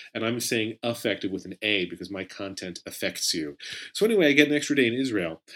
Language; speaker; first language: English; native; English